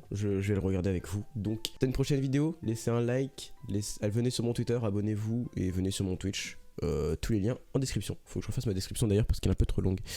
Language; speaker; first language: French; native; French